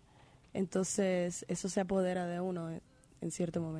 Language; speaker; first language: Spanish; native; Spanish